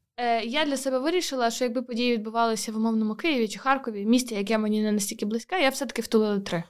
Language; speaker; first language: Ukrainian; native; Ukrainian